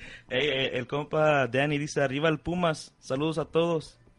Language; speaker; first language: Spanish; native; Spanish